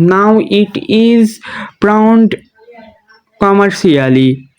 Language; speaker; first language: English; non-native, local second language; Bangla